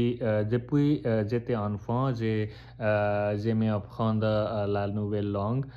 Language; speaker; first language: French; non-native, learner; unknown